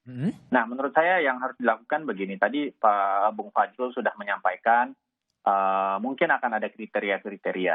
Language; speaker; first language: Indonesian; native; Indonesian